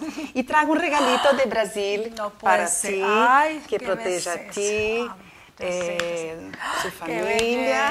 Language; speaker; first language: Spanish; non-native, learner; Portuguese